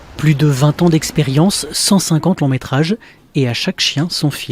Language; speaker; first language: French; native; French